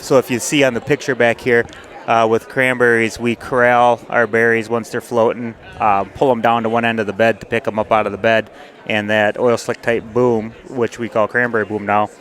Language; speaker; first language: English; native; English